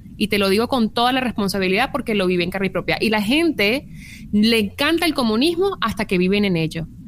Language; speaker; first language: Spanish; native; Spanish